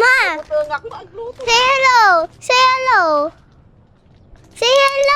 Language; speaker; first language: English; non-native, local second language; Filipino